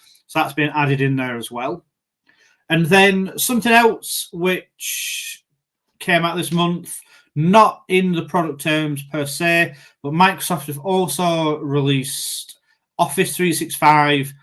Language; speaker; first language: English; native; English